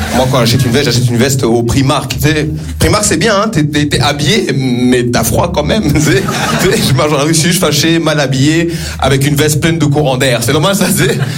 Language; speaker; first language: French; early bilingual, other home language; Kinyarwanda